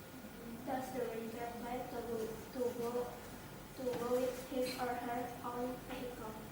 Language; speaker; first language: English; non-native, learner; Indonesian